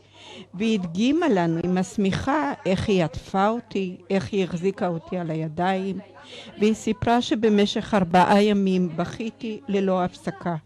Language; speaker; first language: Hebrew; early bilingual, other home language; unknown